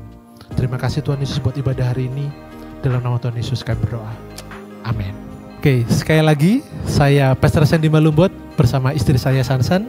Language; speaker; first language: Indonesian; native; Indonesian